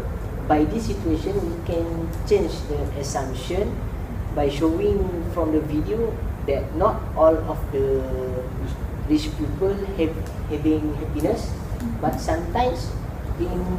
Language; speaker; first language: English; non-native, local second language; Malay